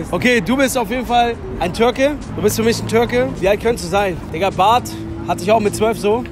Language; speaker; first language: German; early bilingual, other home language; Turkish